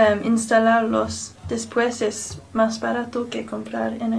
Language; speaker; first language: Spanish; non-native, learner; English